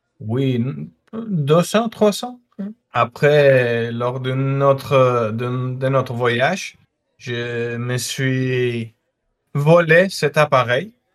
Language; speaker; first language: French; non-native, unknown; Spanish